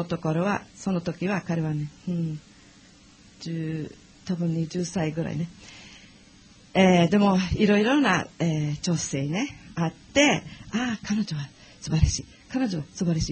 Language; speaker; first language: Japanese; non-native, learner; English